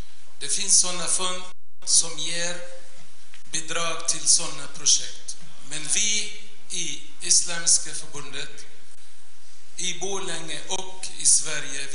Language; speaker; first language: Swedish; non-native, fluent; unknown